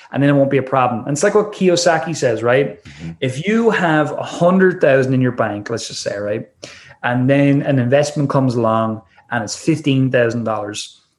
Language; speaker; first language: English; native; English